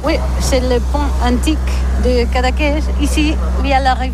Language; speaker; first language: French; non-native, learner; Catalan